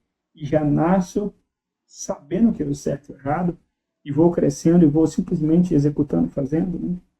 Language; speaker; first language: Portuguese; native; Portuguese